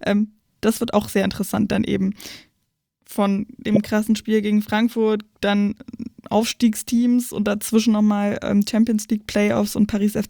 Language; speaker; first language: German; native; German